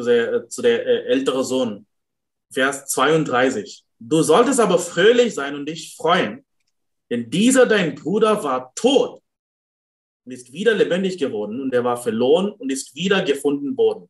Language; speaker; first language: German; non-native, fluent; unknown